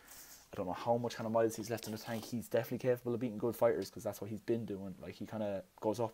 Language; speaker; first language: English; native; English